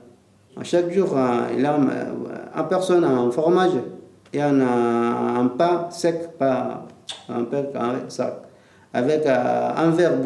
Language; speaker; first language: French; non-native, learner; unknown